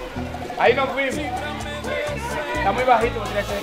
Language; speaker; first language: Spanish; native; Spanish